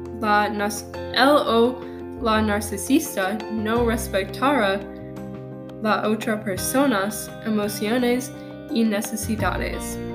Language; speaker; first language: Spanish; non-native, learner; English